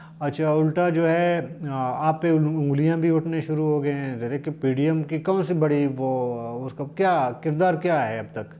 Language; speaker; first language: Urdu; non-native, local second language; Baluchi